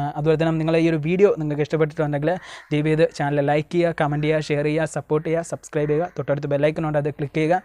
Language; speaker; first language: Malayalam; native; Malayalam